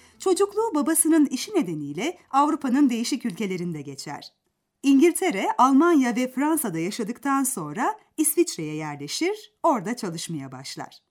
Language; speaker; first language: Turkish; native; Turkish